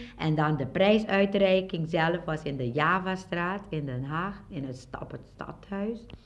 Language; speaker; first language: Dutch; non-native, local second language; Papiamento